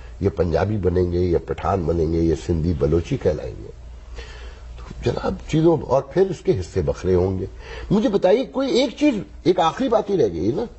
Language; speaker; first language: Urdu; native; Urdu